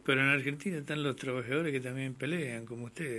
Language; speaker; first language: Spanish; native; Spanish